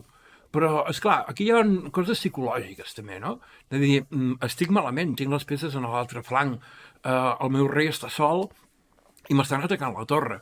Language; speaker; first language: Catalan; native; Catalan